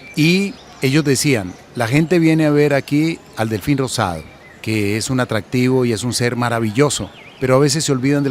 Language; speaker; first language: Spanish; native; Spanish